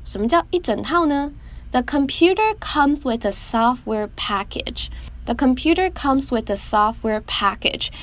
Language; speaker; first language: English; non-native, fluent; Chinese